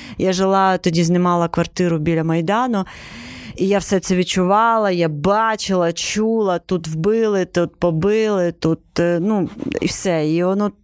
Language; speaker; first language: Ukrainian; non-native, local second language; Crimean Tatar